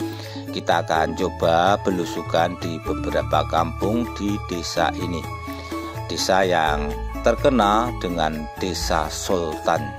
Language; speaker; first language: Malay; non-native, local second language; Javanese